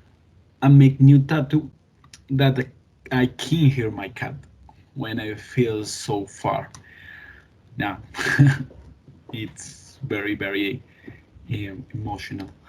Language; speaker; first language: English; non-native, learner; Spanish